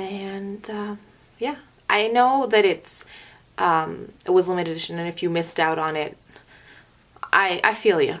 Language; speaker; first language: English; native; English